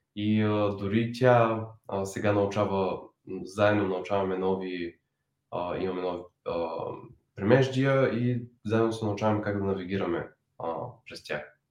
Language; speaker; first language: Bulgarian; native; Bulgarian